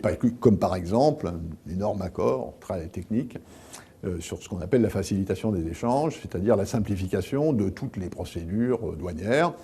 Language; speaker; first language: French; native; French